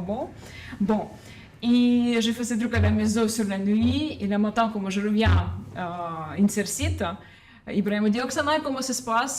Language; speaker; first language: French; non-native, learner; Ukrainian